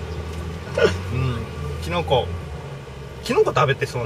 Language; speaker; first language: Japanese; native; Japanese